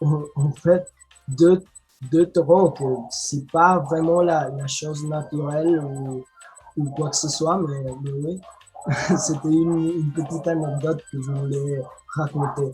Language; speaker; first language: French; non-native, learner; Spanish